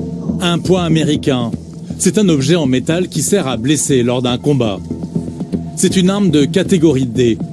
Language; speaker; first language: French; native; French